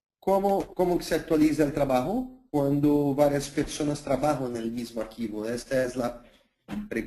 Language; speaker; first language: Spanish; non-native, fluent; Portuguese